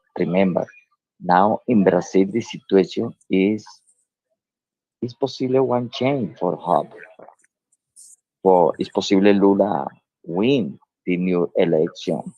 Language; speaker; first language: English; non-native, learner; Spanish